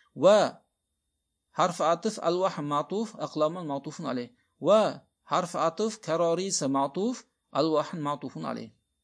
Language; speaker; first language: Arabic; non-native, fluent; Uzbek